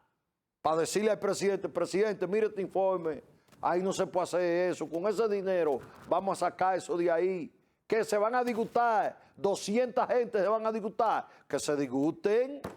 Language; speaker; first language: Spanish; native; Spanish